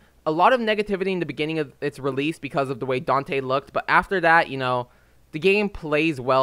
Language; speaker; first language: English; native; English